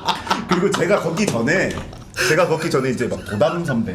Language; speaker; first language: Korean; native; Korean